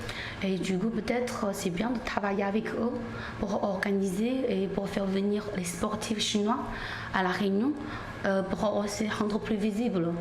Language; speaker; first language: French; non-native, learner; Chinese